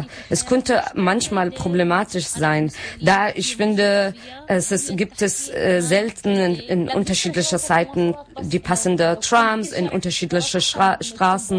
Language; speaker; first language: German; non-native, learner; Arabic